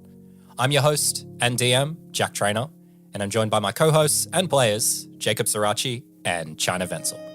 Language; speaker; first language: English; native; English